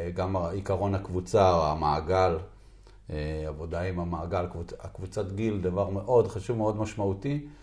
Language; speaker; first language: Hebrew; native; Hebrew